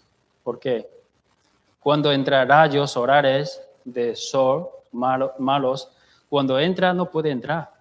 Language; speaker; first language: Spanish; non-native, fluent; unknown